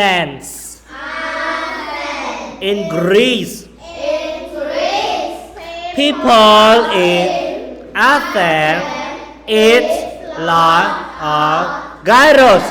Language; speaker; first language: English; non-native, fluent; Khmer